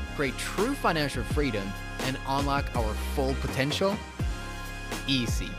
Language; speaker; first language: English; non-native, fluent; Swedish